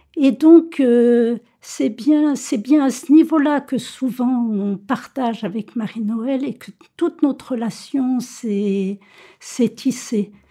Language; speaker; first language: French; native; French